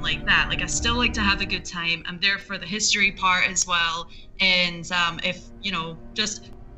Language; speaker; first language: English; native; English